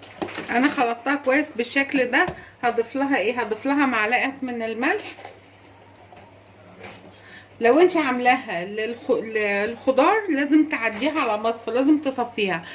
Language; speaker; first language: Arabic; native; Arabic